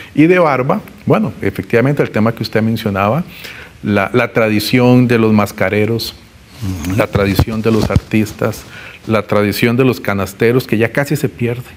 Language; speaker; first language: Spanish; native; Spanish